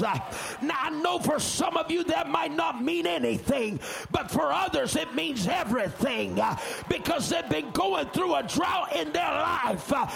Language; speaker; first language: English; native; English